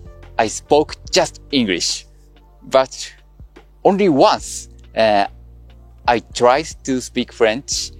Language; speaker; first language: English; non-native, learner; Japanese